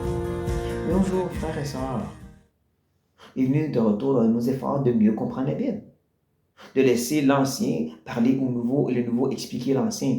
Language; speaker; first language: French; native; French